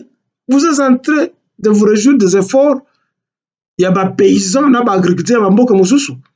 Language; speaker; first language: French; non-native, local second language; Lingala